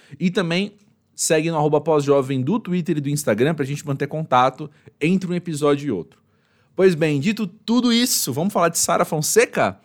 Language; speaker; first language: Portuguese; native; Portuguese